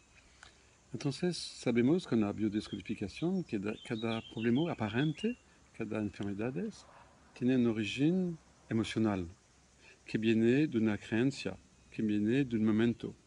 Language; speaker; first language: Spanish; non-native, fluent; French